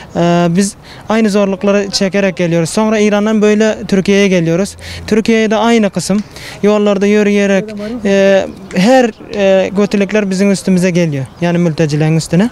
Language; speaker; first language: Turkish; non-native, fluent; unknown